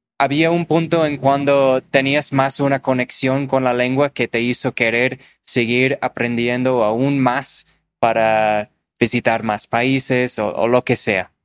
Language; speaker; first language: Spanish; non-native, fluent; English